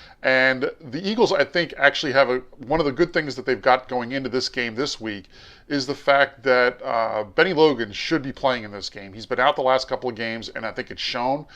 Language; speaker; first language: English; native; English